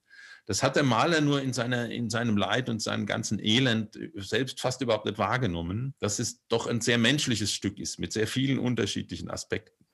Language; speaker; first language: German; native; German